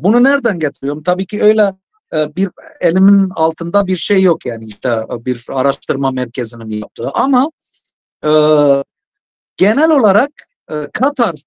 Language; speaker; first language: Turkish; non-native, fluent; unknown